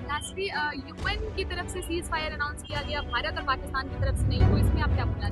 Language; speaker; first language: Hindi; native; Hindi